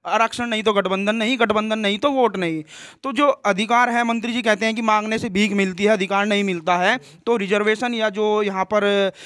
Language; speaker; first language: Hindi; native; Hindi